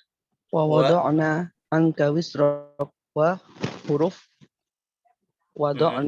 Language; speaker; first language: Arabic; non-native, learner; Indonesian